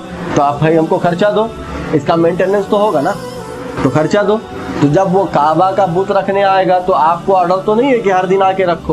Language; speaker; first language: Urdu; native; Urdu